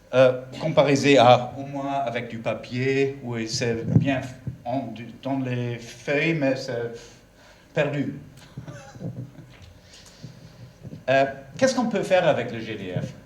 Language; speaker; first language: French; non-native, learner; German